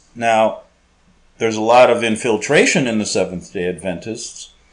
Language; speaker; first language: English; native; English